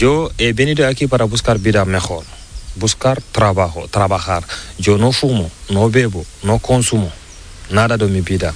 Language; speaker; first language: Spanish; non-native, learner; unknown